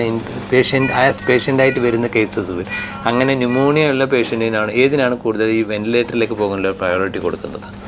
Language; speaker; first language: Malayalam; native; Malayalam